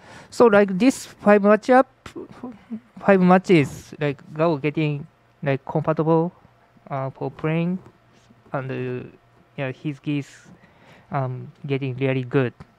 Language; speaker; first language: English; non-native, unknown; Japanese